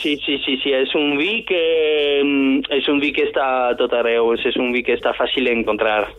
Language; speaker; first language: Catalan; non-native, fluent; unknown